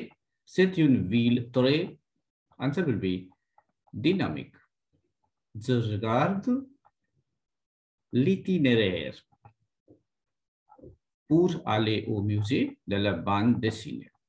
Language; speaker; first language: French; non-native, fluent; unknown